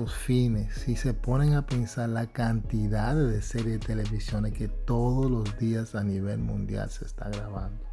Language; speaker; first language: Spanish; early bilingual, heritage; Spanish